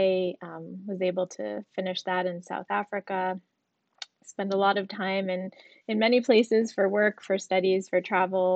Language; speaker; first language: English; native; English